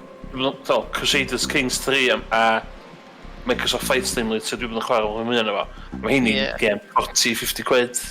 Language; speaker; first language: Welsh; native; Welsh